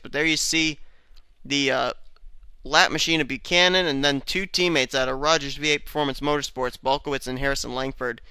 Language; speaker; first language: English; native; English